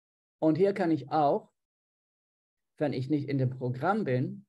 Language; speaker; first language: German; non-native, fluent; English